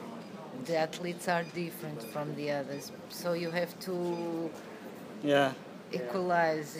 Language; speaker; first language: English; non-native, learner; Portuguese